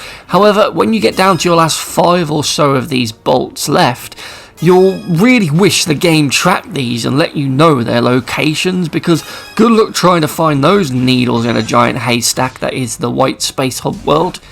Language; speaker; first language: English; native; English